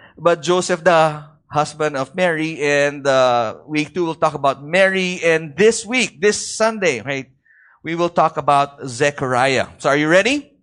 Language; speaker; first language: English; non-native, local second language; Filipino